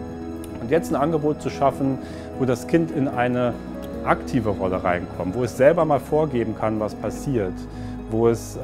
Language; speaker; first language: German; native; German